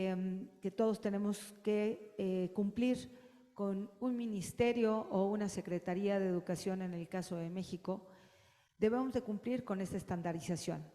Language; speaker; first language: Spanish; native; Spanish